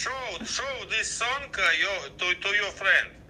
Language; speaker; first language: English; non-native, learner; Russian